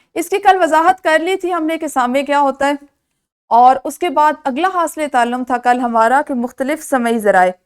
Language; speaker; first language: Urdu; non-native, local second language; Punjabi